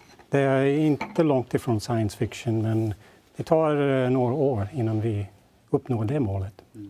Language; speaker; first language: Swedish; non-native, fluent; English